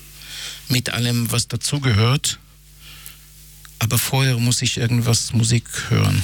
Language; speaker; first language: German; non-native, fluent; Hebrew